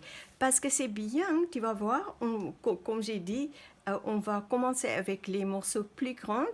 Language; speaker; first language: French; non-native, fluent; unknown